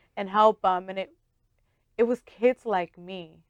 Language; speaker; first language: English; early bilingual, other home language; Spanish